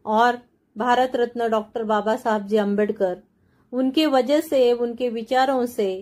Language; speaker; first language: Hindi; non-native, local second language; Marathi